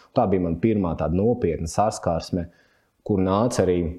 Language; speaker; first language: Latvian; native; Latvian